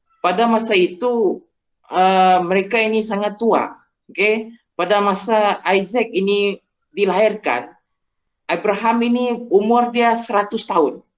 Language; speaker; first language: Malay; non-native, local second language; Iban